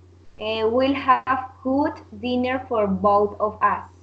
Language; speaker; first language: English; non-native, learner; Spanish